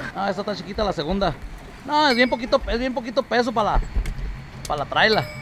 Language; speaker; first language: Spanish; early bilingual, heritage; Spanish